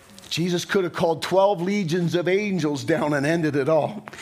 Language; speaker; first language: English; native; English